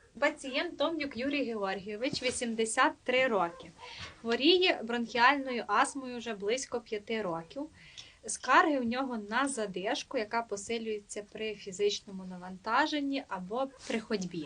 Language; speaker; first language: Ukrainian; native; Ukrainian